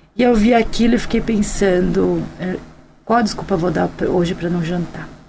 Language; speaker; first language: Portuguese; early bilingual, other home language; Korean